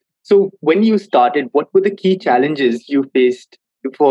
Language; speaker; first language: English; non-native, local second language; Hindi